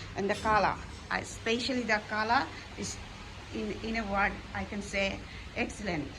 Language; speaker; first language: English; non-native, local second language; Bangla